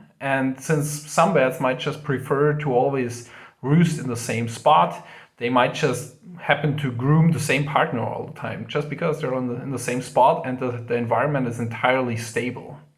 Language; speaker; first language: English; non-native, fluent; German